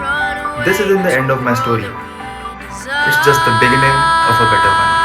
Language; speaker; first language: English; non-native, local second language; Hindi